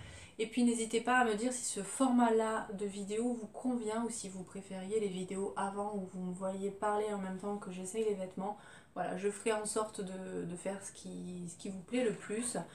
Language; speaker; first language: French; native; French